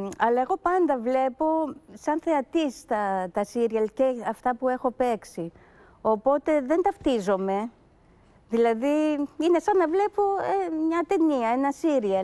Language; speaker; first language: Greek; early bilingual, heritage; Greek